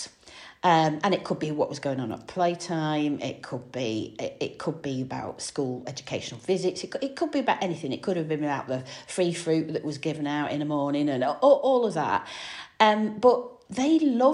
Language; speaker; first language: English; native; English